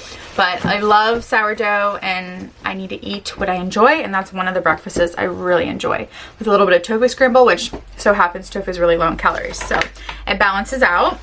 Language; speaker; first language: English; native; English